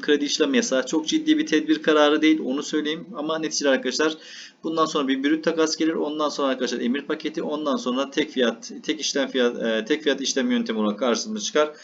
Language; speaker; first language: Turkish; native; Turkish